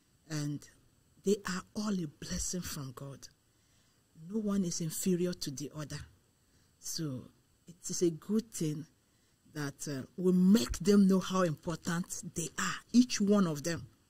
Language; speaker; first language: English; non-native, local second language; Igbo